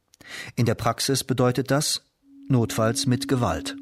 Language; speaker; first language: German; native; German